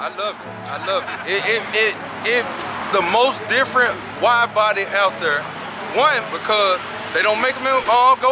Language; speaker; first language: English; native; English